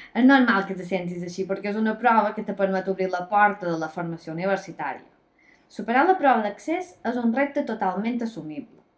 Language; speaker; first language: Catalan; native; Catalan